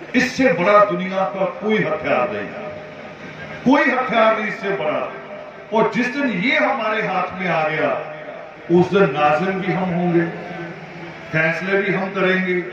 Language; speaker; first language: Hindi; non-native, local second language; Punjabi